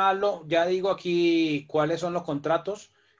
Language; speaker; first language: Spanish; native; Spanish